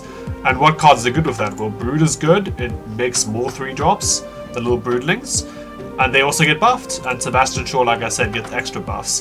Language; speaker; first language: English; native; English